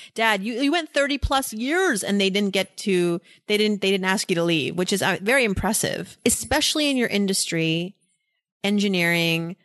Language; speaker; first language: English; native; English